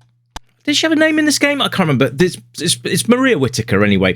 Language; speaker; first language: English; native; English